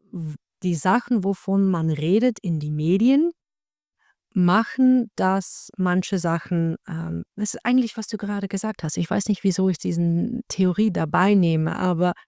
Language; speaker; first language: German; non-native, learner; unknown